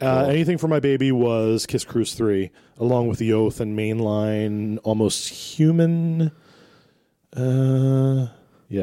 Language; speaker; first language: English; native; English